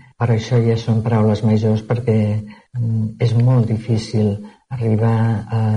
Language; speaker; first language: Catalan; native; Catalan